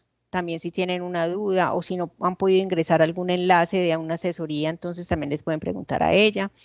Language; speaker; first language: Spanish; native; Spanish